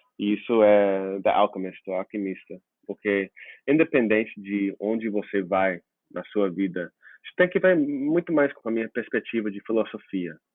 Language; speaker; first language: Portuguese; non-native, fluent; English